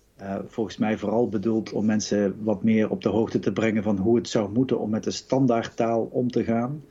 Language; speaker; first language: Dutch; native; Dutch